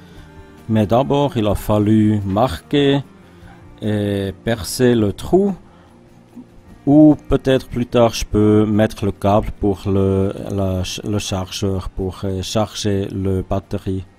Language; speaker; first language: French; non-native, local second language; German